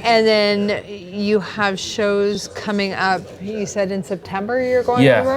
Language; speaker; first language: English; native; English